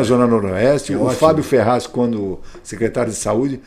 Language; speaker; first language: Portuguese; native; Portuguese